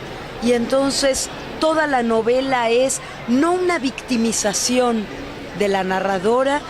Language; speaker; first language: Spanish; native; Spanish